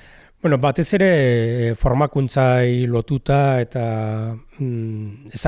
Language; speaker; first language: Basque; native; Basque